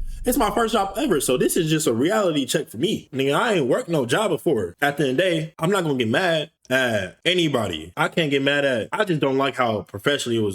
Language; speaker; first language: English; native; English